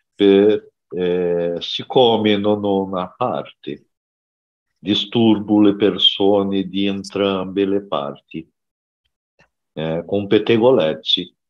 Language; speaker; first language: Italian; non-native, learner; Portuguese